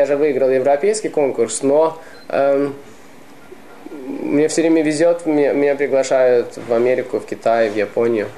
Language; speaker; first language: Russian; early bilingual, heritage; Russian